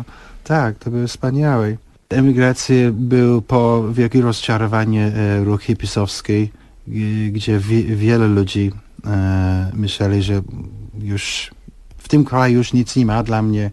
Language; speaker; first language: Polish; non-native, fluent; English